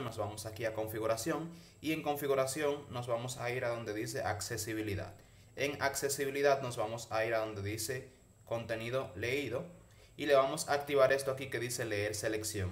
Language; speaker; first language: Spanish; native; Spanish